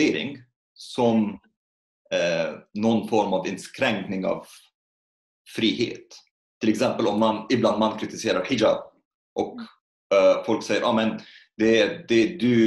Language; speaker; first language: Swedish; non-native, fluent; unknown